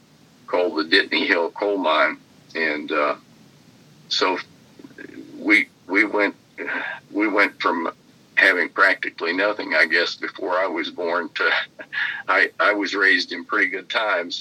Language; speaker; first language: English; native; English